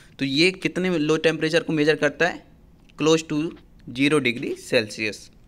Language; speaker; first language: Hindi; native; Hindi